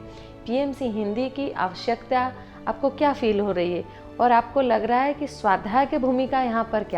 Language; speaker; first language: Hindi; native; Hindi